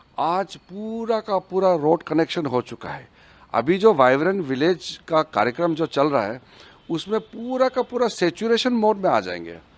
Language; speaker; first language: Hindi; non-native, local second language; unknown